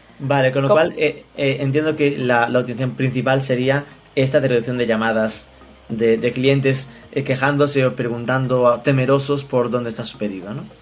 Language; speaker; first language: Spanish; native; Spanish